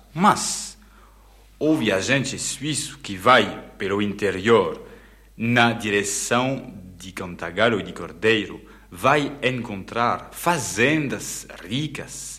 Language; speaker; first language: Portuguese; non-native, fluent; French